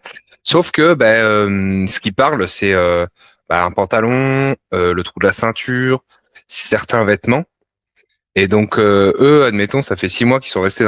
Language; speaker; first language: French; native; French